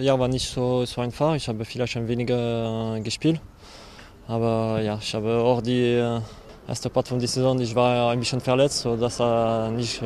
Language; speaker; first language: German; non-native, learner; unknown